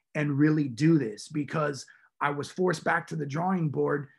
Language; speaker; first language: English; native; English